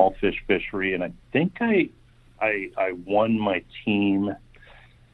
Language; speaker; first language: English; native; English